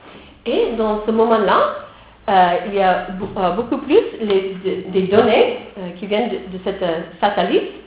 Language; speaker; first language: French; non-native, fluent; English